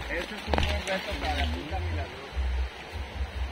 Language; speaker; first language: Spanish; native; Spanish